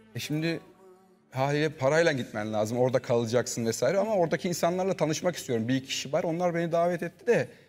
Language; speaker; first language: Turkish; early bilingual, heritage; Turkish